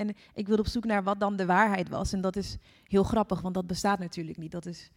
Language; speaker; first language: Dutch; early bilingual, other home language; English